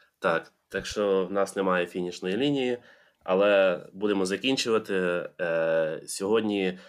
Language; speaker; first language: Ukrainian; native; Ukrainian